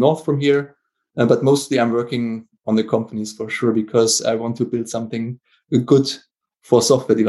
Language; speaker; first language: English; non-native, fluent; German